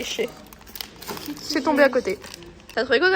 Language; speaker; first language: French; native; French